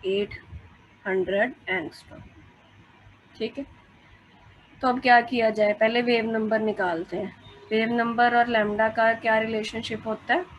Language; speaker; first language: Hindi; non-native, local second language; Punjabi